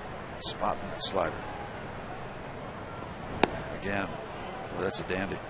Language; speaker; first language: English; native; English